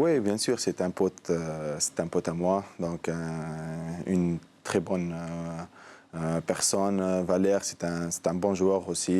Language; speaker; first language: French; non-native, local second language; Arabic